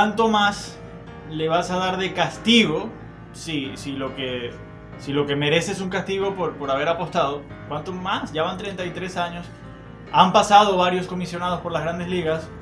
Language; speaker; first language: Spanish; native; Spanish